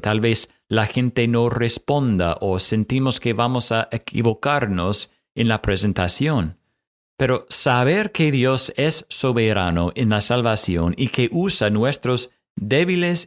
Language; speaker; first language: Spanish; non-native, fluent; English